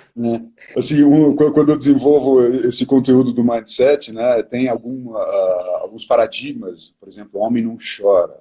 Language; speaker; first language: Portuguese; non-native, fluent; German